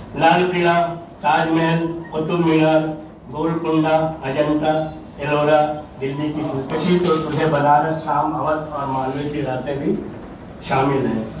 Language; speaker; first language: Urdu; native; Urdu